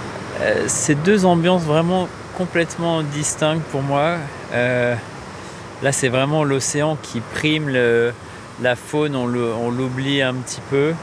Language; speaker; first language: French; native; French